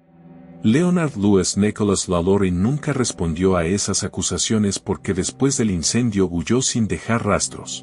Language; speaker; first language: Spanish; native; Spanish